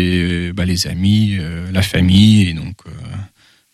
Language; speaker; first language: French; early bilingual, heritage; Dutch